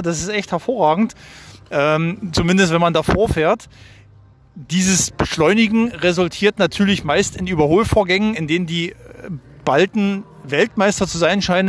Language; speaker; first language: German; native; German